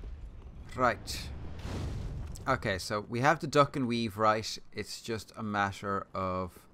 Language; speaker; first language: English; native; English